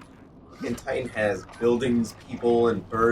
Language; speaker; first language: English; native; English